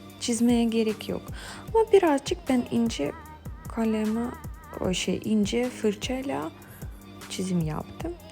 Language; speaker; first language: Turkish; non-native, fluent; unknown